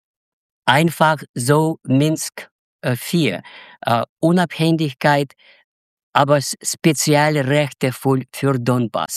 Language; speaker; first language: German; non-native, learner; Russian